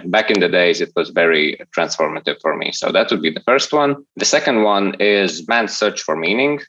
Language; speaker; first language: English; non-native, fluent; Latvian